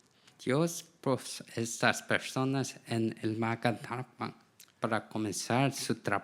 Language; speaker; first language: Spanish; non-native, learner; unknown